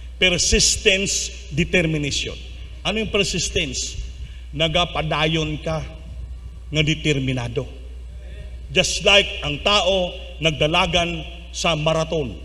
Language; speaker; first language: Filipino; non-native, local second language; Cebuano